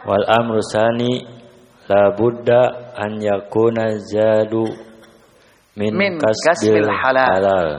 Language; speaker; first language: Arabic; non-native, learner; Indonesian